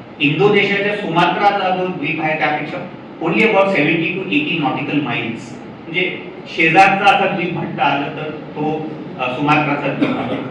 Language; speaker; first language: Marathi; non-native, local second language; Hindi